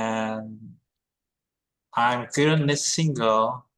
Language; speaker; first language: English; non-native, learner; Indonesian